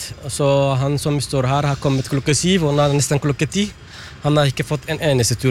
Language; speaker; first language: Norwegian; non-native, fluent; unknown